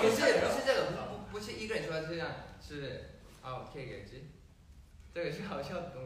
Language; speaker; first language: Chinese; non-native, fluent; Thai